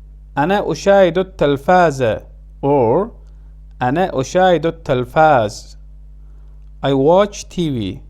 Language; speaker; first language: Arabic; non-native, fluent; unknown